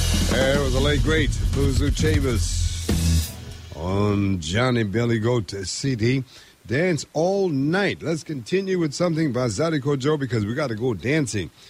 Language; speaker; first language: English; early bilingual, other home language; French